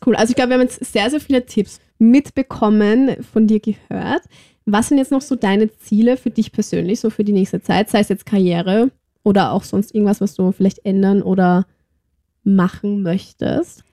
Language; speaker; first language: German; native; German